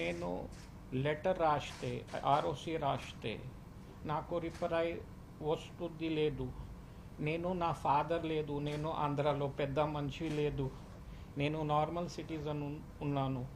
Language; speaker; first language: Telugu; early bilingual, heritage; Telugu